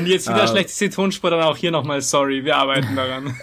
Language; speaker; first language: German; native; German